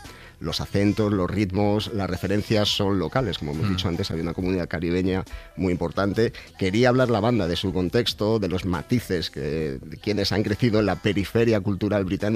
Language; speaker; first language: Spanish; native; Spanish